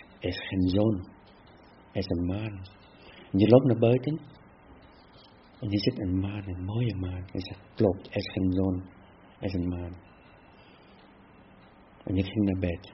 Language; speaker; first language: Dutch; non-native, fluent; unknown